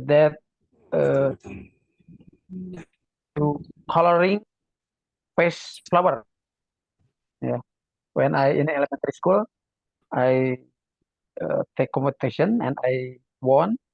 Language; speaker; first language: English; non-native, learner; Indonesian